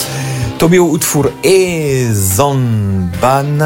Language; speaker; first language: Polish; non-native, learner; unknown